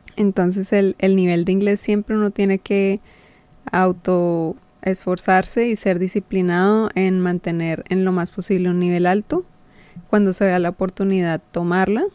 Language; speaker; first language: Spanish; native; Spanish